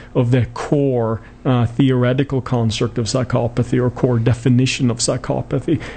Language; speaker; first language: English; non-native, fluent; Swedish